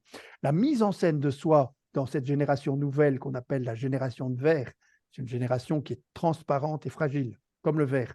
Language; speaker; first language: French; native; French